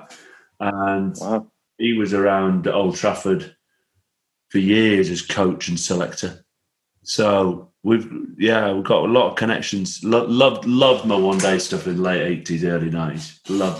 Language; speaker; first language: English; native; English